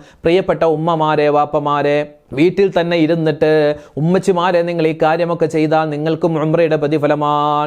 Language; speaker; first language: Malayalam; native; Malayalam